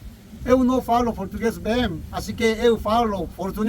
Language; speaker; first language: Portuguese; non-native, learner; Korean